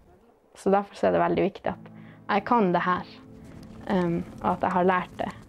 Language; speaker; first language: Norwegian; non-native, local second language; Northern Sami